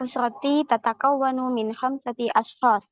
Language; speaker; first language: Arabic; non-native, learner; Indonesian